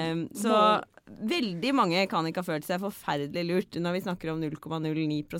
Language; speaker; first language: Norwegian; native; Norwegian